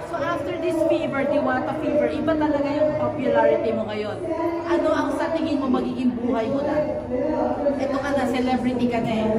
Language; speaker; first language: Filipino; native; Filipino